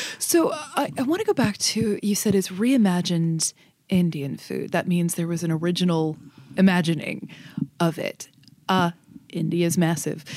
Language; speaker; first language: English; native; English